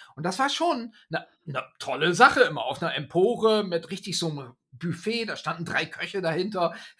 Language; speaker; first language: German; native; German